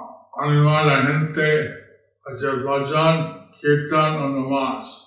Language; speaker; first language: Spanish; non-native, learner; English